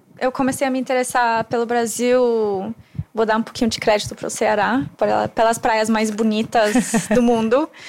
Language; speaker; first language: Portuguese; non-native, fluent; German